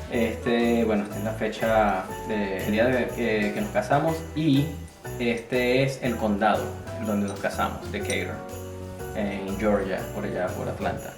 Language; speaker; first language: Spanish; native; Spanish